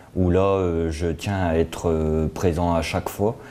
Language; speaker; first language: French; native; French